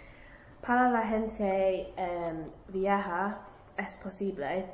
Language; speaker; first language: Spanish; non-native, learner; English